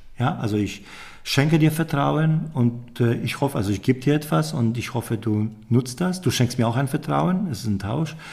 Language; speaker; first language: German; non-native, fluent; Polish